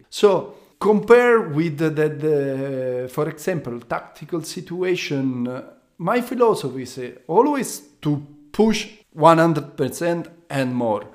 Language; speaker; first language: English; non-native, learner; Italian